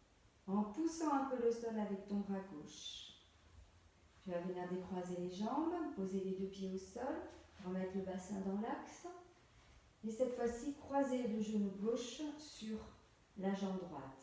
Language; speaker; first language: French; native; French